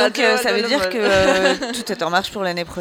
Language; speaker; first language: French; native; French